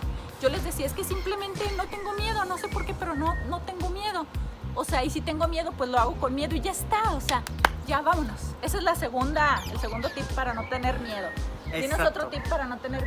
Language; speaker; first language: Spanish; native; Spanish